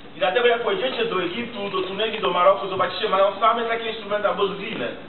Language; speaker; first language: Polish; non-native, fluent; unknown